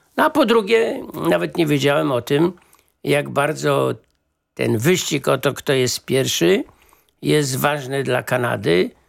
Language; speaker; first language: Polish; native; Polish